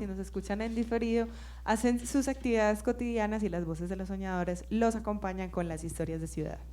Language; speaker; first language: Spanish; native; Spanish